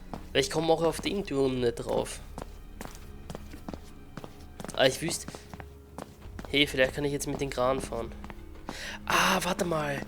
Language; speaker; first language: German; native; German